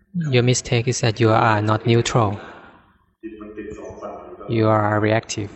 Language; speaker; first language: English; non-native, fluent; Thai